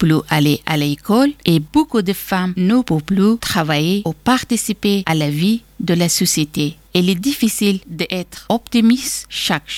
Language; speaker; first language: French; non-native, fluent; Persian